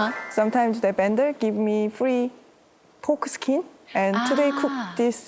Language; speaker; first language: English; non-native, learner; Korean